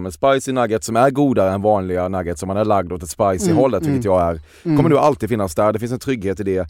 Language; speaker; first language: Swedish; native; Swedish